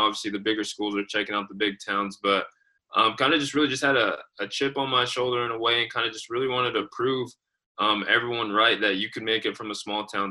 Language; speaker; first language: English; native; English